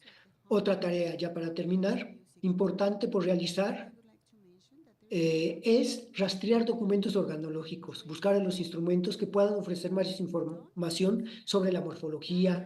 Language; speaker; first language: Spanish; native; Spanish